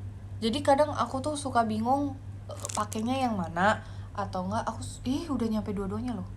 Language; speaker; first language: Indonesian; native; Indonesian